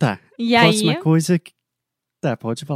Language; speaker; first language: Portuguese; non-native, fluent; English